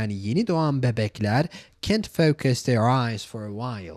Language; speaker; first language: English; non-native, fluent; Turkish